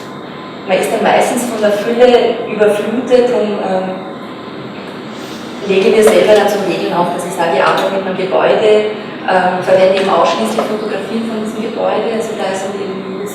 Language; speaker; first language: German; native; German